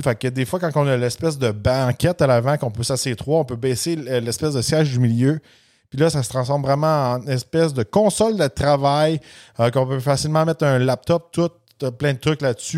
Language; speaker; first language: French; native; French